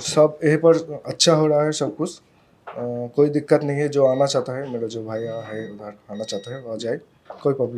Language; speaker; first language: Hindi; non-native, local second language; Bangla